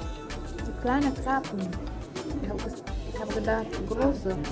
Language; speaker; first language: German; non-native, learner; Indonesian